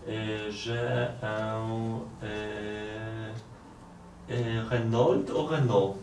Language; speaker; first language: French; non-native, learner; Polish